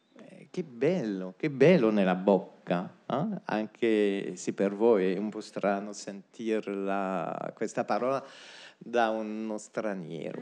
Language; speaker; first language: Italian; non-native, fluent; French